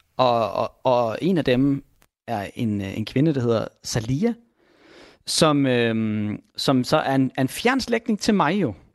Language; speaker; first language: Danish; native; Danish